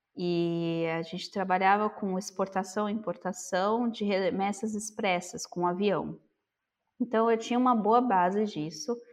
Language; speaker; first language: Portuguese; native; Portuguese